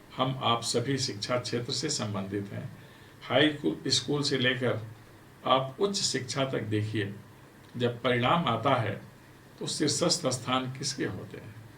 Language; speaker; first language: Hindi; native; Hindi